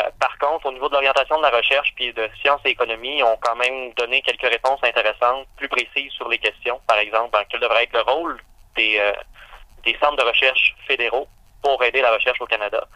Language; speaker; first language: French; native; French